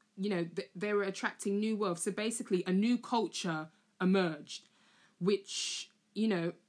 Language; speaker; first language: English; native; English